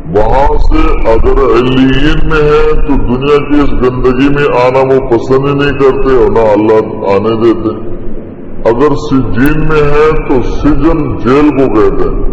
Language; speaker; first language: Urdu; non-native, local second language; Pashto